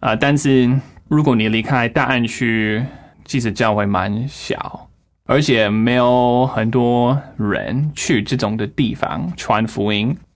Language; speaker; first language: Chinese; non-native, fluent; English